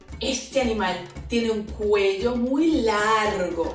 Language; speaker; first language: Spanish; non-native, fluent; English